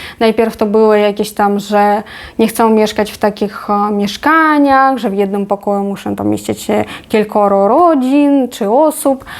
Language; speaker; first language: Polish; non-native, fluent; Ukrainian